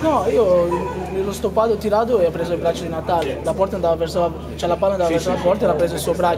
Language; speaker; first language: Italian; non-native, fluent; Portuguese